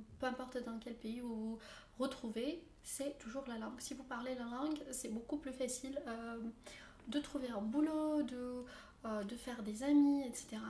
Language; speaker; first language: French; non-native, fluent; Armenian